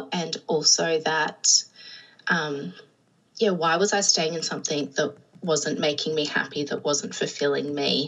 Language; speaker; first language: English; native; English